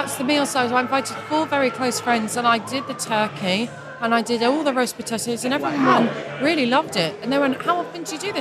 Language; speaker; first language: English; native; English